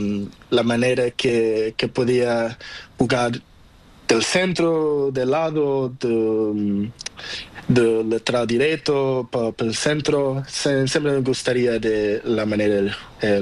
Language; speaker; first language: Spanish; non-native, learner; Portuguese